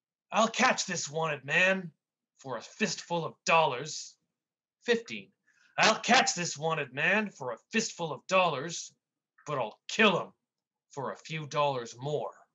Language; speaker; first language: English; native; English